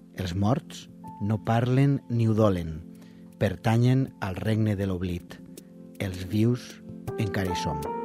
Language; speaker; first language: Catalan; non-native, local second language; Spanish